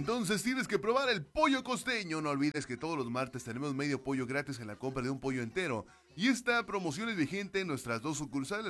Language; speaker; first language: Spanish; native; Spanish